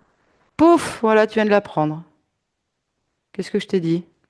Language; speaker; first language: French; native; French